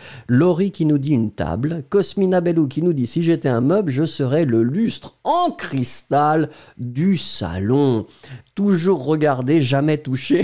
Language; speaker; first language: French; native; French